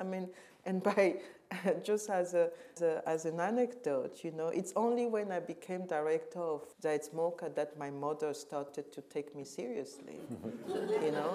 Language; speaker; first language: English; non-native, local second language; French